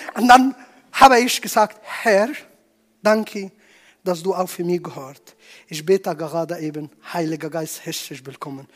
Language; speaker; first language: German; non-native, learner; Arabic